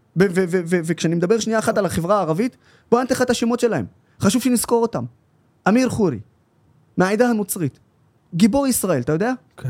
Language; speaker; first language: Hebrew; non-native, local second language; Arabic